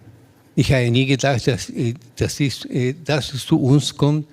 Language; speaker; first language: German; non-native, learner; Spanish